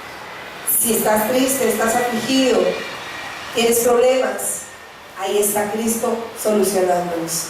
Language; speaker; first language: Spanish; native; Spanish